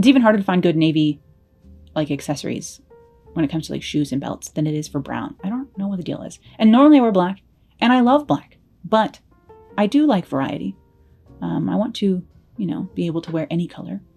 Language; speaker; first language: English; native; English